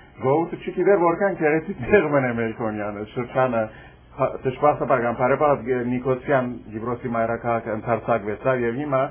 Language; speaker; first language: Armenian; early bilingual, heritage; Armenian